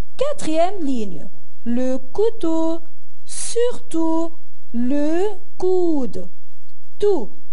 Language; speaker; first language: French; non-native, local second language; Arabic